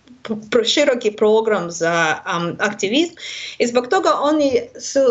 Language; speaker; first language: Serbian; non-native, learner; Russian